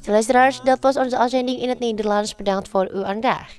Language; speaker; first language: Dutch; non-native, fluent; Indonesian